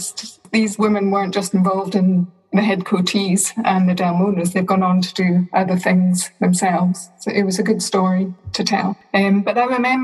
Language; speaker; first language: English; native; English